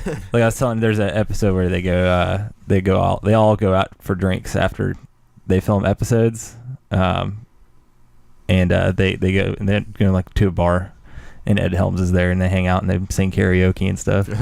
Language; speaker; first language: English; native; English